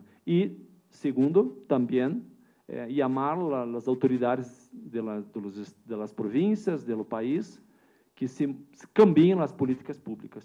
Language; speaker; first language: Spanish; non-native, learner; Portuguese